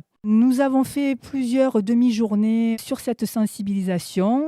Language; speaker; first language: French; native; French